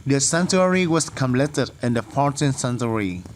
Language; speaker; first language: English; non-native, fluent; Vietnamese